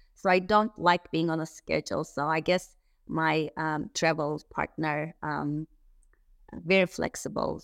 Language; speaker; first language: English; non-native, fluent; Turkish